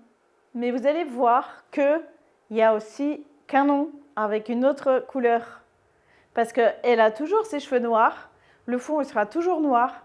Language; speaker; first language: French; native; French